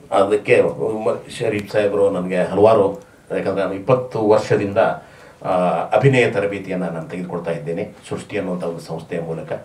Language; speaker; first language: Kannada; native; Kannada